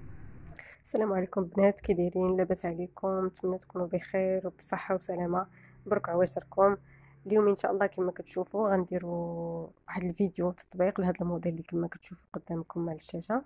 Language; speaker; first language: Arabic; native; Arabic